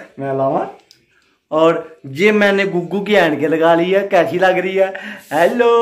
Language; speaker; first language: Hindi; non-native, local second language; Punjabi